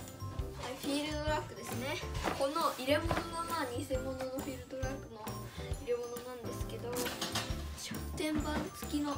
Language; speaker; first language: Japanese; native; Japanese